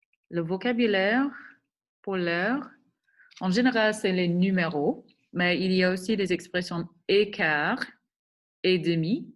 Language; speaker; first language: French; non-native, fluent; English